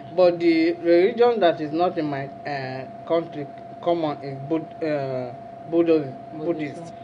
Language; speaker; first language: English; non-native, local second language; Igbo